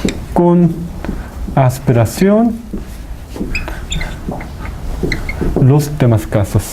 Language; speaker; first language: Spanish; non-native, fluent; Korean